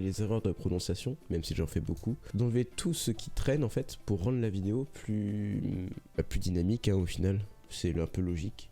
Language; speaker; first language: French; native; French